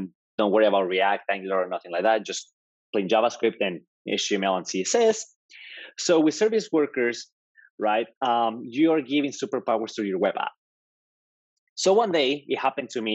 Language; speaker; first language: English; non-native, fluent; Spanish